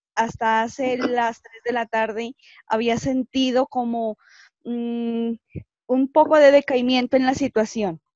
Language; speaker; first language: Spanish; native; Spanish